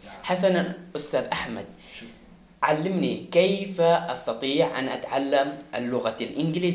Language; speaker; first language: Arabic; non-native, fluent; Somali